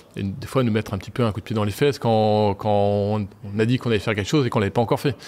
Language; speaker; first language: French; native; French